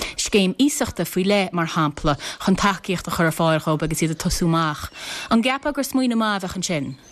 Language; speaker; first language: Irish; native; Irish